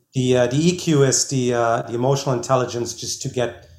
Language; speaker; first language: English; non-native, fluent; German